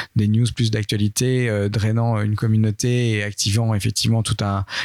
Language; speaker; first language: French; native; French